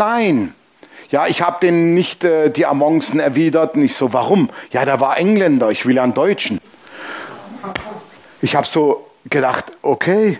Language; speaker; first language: German; native; German